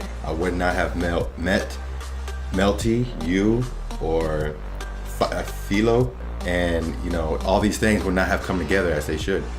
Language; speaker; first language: English; native; English